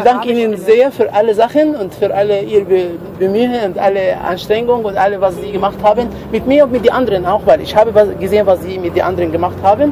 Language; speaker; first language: German; non-native, fluent; Arabic